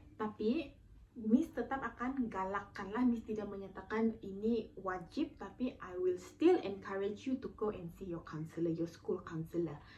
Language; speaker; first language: Malay; native; Malay